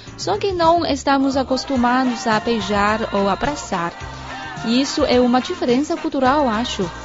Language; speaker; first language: Portuguese; non-native, fluent; Chinese